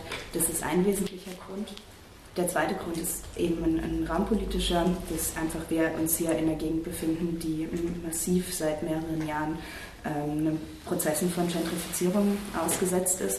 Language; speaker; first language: German; native; German